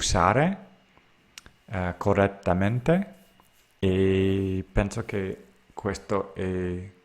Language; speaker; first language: Italian; non-native, learner; English